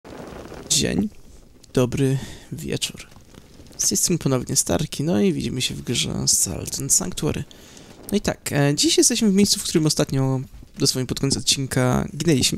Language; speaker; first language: Polish; native; Polish